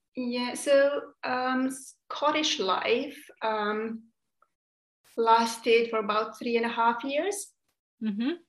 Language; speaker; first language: English; non-native, fluent; Serbian